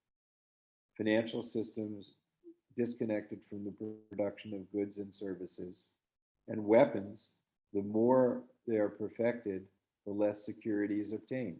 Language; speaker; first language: English; native; English